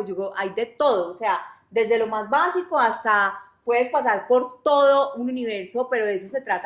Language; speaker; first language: Spanish; native; Spanish